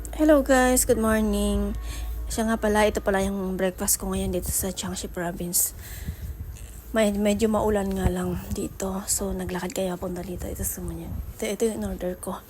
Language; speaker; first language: Filipino; native; Filipino